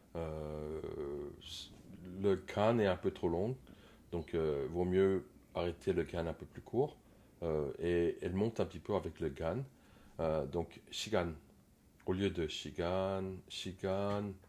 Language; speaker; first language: French; non-native, fluent; Korean